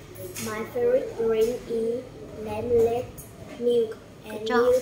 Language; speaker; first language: English; non-native, learner; Vietnamese